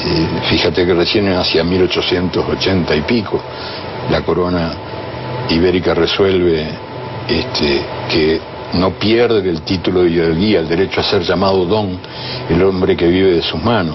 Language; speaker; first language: Spanish; native; Spanish